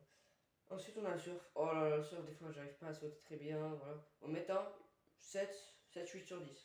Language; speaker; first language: French; native; French